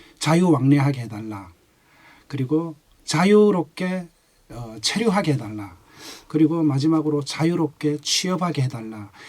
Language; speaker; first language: Korean; native; Korean